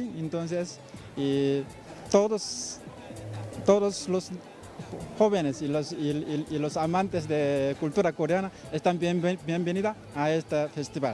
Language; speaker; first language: Spanish; non-native, fluent; Korean